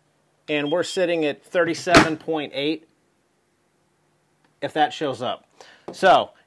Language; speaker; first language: English; native; English